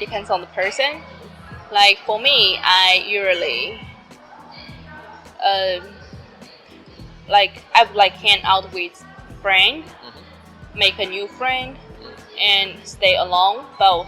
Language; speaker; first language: English; non-native, learner; Chinese